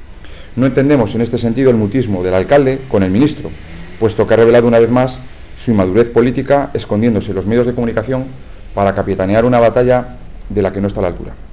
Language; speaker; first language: Spanish; native; Spanish